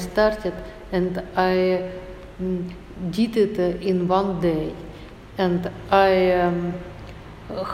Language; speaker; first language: English; non-native, learner; Russian